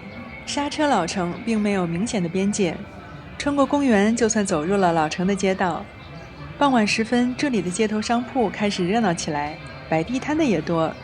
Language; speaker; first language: Chinese; native; Chinese